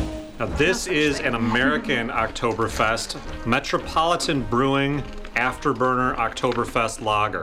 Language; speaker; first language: English; native; English